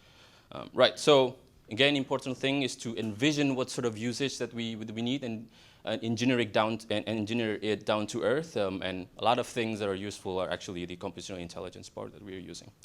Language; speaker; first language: English; non-native, fluent; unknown